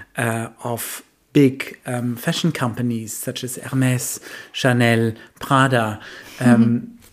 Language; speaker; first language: English; non-native, fluent; German